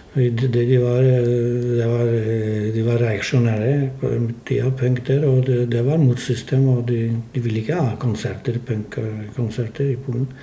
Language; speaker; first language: Norwegian; non-native, fluent; Polish